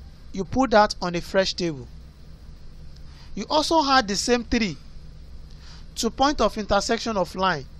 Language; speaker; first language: English; non-native, local second language; Yoruba